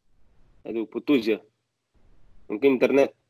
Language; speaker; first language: Indonesian; non-native, learner; Portuguese